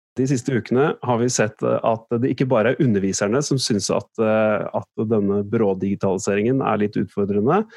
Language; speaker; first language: Norwegian; native; Norwegian